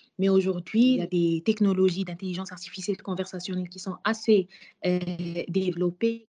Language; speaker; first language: French; non-native, local second language; Arabic